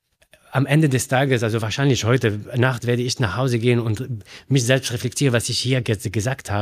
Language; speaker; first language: German; non-native, learner; Arabic